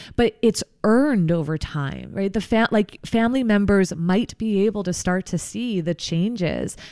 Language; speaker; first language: English; native; English